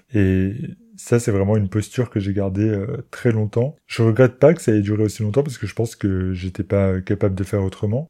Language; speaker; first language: French; native; French